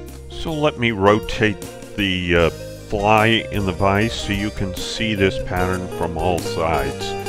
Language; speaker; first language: English; native; English